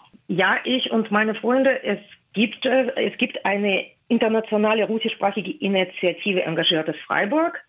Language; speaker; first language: German; non-native, fluent; Russian